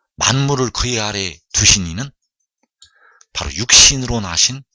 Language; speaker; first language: Korean; native; Korean